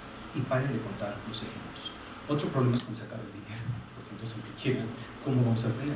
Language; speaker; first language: Spanish; native; Spanish